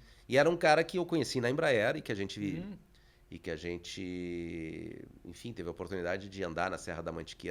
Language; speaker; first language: Portuguese; native; Portuguese